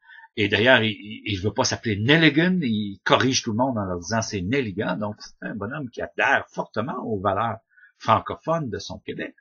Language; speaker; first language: French; native; French